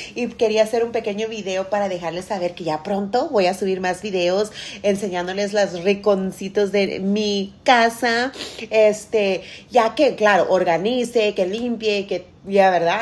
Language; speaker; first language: Spanish; early bilingual, heritage; Spanish